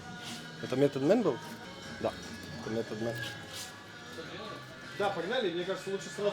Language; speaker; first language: Russian; native; Russian